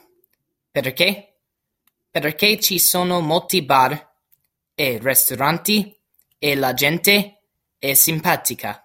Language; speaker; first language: Italian; non-native, learner; English